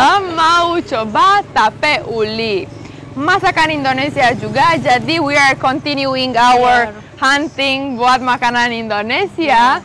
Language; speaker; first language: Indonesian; non-native, learner; Romanian